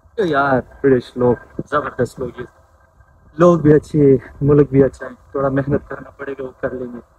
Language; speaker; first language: Urdu; non-native, local second language; Pashto